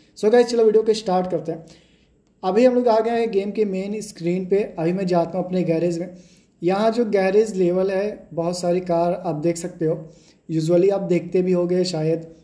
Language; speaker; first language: Hindi; native; Hindi